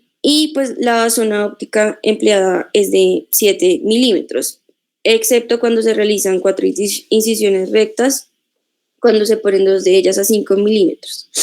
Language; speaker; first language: Spanish; native; Spanish